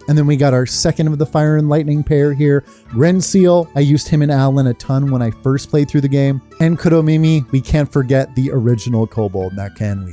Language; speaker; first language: English; native; English